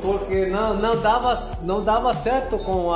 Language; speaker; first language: Portuguese; non-native, learner; Spanish